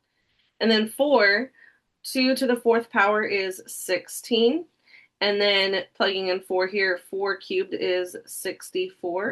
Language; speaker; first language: English; native; English